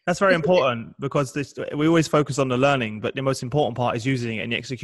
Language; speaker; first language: English; native; English